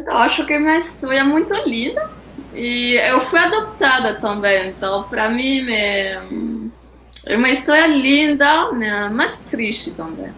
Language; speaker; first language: Portuguese; non-native, fluent; French